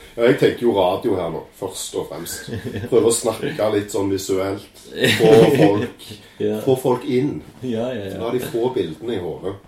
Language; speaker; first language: Norwegian; native; Norwegian